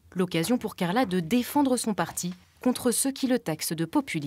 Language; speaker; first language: French; native; French